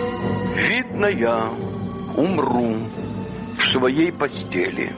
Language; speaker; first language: Russian; native; Russian